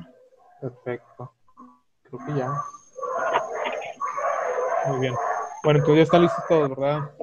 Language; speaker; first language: Spanish; native; Spanish